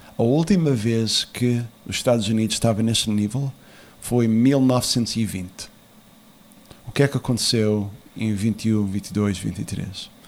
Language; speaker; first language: Portuguese; early bilingual, heritage; Portuguese